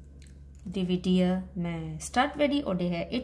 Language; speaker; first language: Danish; non-native, fluent; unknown